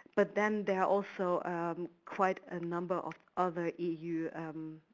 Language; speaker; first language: English; non-native, fluent; German